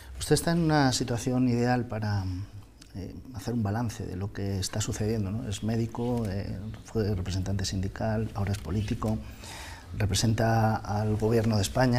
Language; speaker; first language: Spanish; native; Spanish